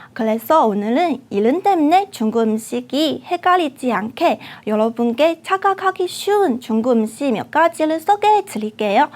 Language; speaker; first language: Korean; non-native, fluent; Chinese